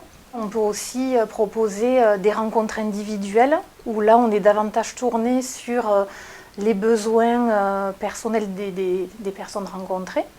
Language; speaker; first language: French; native; French